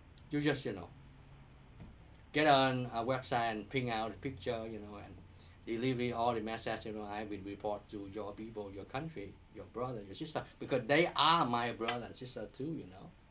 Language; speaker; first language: English; non-native, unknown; Vietnamese